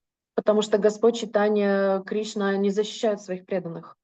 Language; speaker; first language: Russian; native; Russian